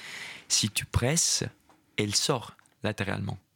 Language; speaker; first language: French; non-native, fluent; Italian